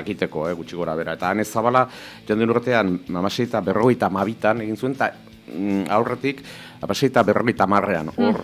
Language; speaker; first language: Basque; native; Basque